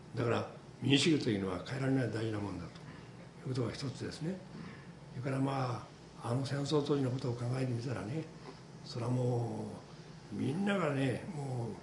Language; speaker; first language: Japanese; native; Japanese